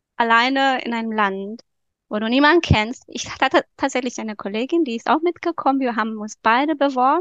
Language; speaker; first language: German; non-native, fluent; Romanian